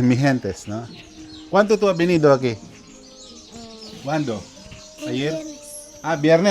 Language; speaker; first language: Spanish; non-native, learner; Filipino